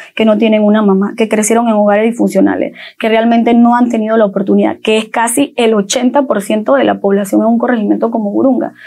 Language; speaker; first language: Spanish; native; Spanish